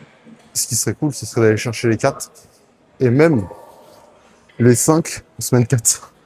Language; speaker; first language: French; native; French